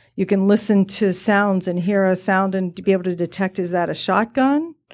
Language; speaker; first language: English; native; English